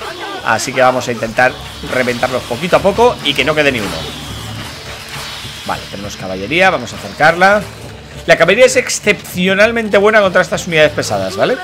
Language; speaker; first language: Spanish; native; Spanish